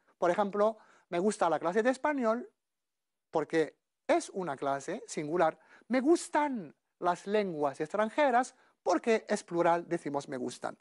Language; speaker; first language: Spanish; non-native, fluent; Arabic